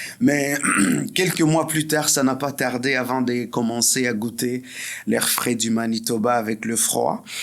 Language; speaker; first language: French; non-native, local second language; Swahili